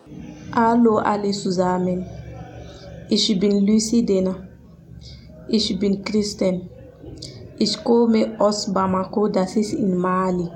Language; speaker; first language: German; non-native, learner; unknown